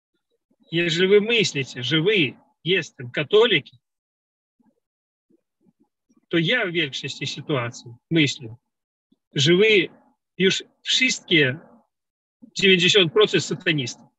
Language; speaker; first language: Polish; non-native, learner; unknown